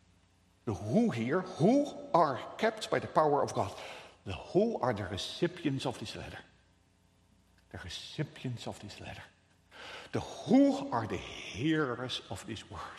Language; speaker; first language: English; non-native, fluent; Dutch